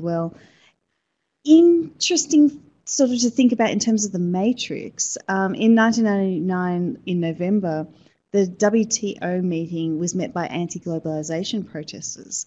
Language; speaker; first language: English; native; English